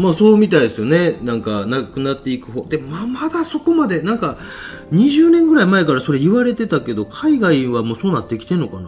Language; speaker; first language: Japanese; native; Japanese